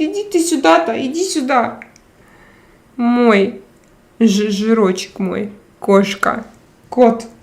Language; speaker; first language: Russian; native; Russian